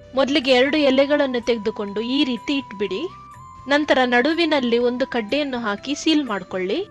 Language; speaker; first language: Kannada; non-native, local second language; Tulu